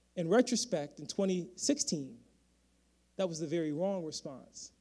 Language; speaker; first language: English; native; English